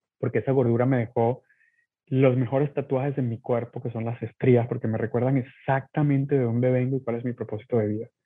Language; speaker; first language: Spanish; native; Spanish